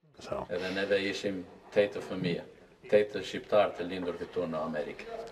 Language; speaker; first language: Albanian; early bilingual, heritage; Albanian